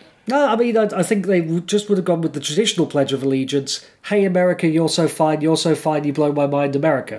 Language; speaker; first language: English; native; English